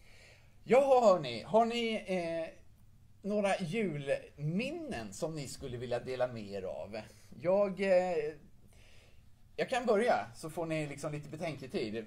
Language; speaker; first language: Swedish; native; Swedish